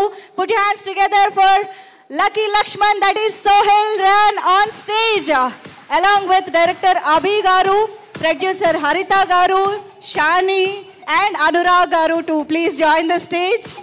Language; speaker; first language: Telugu; native; Telugu